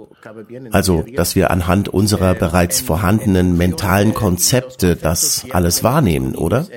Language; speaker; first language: German; native; German